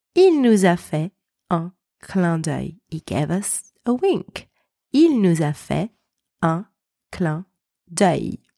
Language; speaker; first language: French; native; French